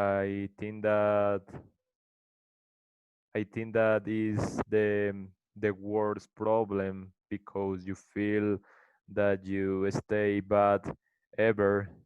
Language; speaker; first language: English; non-native, learner; Spanish